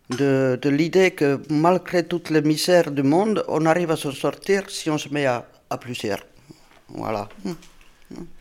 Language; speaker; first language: French; non-native, fluent; Finnish